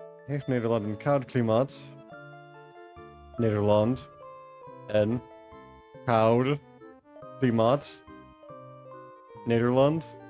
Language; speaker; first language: Dutch; non-native, learner; English